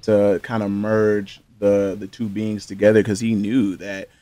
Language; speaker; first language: English; native; English